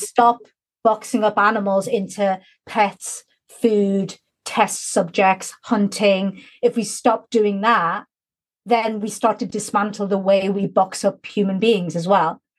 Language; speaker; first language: English; native; English